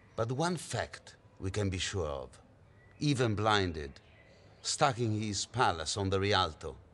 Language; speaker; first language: English; non-native, fluent; Italian